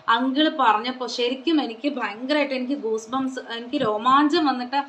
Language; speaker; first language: Malayalam; non-native, local second language; Konkani